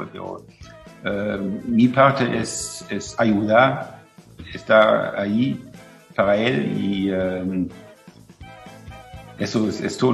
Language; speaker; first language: Spanish; non-native, fluent; German